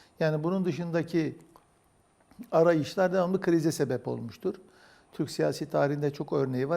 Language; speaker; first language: Turkish; native; Turkish